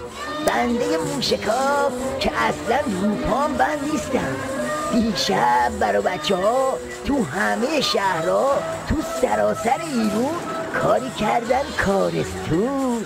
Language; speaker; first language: Persian; native; Persian